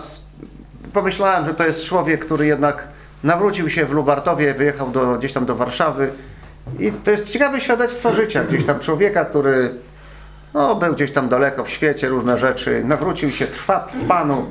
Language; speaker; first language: Polish; native; Polish